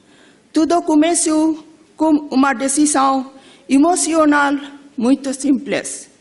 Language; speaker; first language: Portuguese; non-native, learner; Bangla